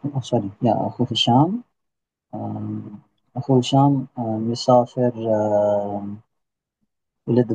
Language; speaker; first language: Arabic; non-native, learner; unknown